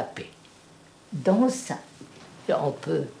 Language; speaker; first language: French; non-native, fluent; Telugu